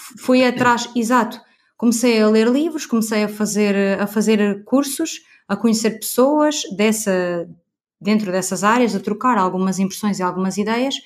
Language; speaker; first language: Portuguese; native; Portuguese